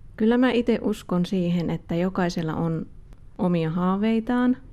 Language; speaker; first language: Finnish; native; Finnish